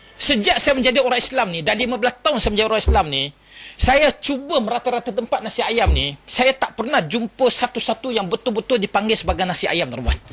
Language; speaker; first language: Malay; non-native, local second language; Chinese